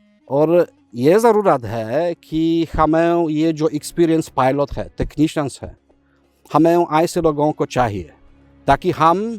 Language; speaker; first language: Hindi; non-native, fluent; Polish